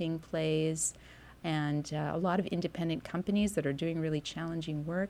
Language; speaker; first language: English; native; English